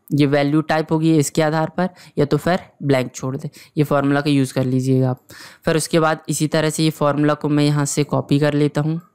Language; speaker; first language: Hindi; native; Hindi